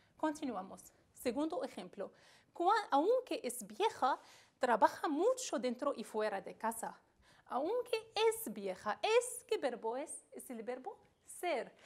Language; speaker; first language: Spanish; non-native, fluent; Arabic